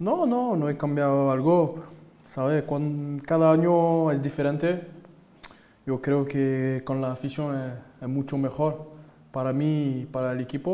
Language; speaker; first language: Spanish; non-native, fluent; French